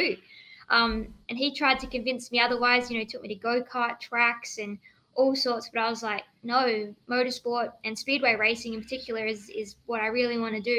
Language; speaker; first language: English; native; English